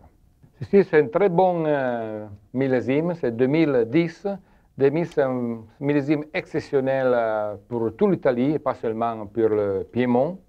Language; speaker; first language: French; non-native, learner; Italian